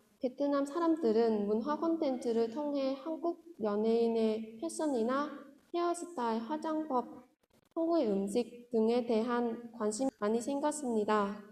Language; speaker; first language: Korean; non-native, fluent; Vietnamese